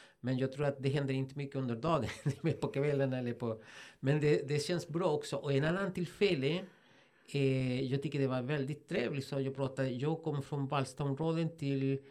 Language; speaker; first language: Swedish; non-native, fluent; Spanish